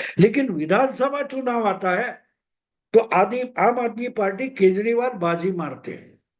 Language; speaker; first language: Hindi; non-native, local second language; Marathi